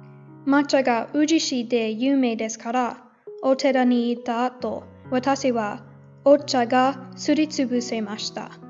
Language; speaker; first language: Japanese; non-native, learner; English